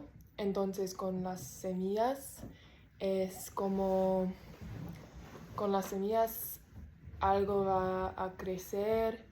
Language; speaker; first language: Spanish; non-native, learner; English